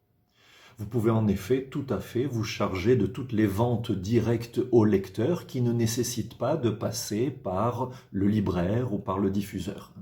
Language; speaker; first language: French; native; French